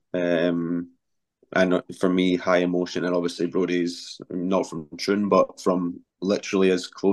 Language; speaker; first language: English; native; English